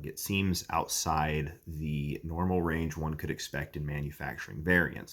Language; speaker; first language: English; native; English